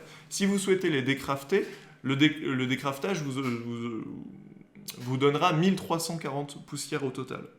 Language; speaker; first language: French; native; French